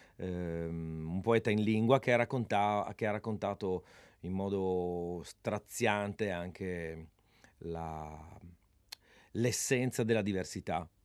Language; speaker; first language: Italian; native; Italian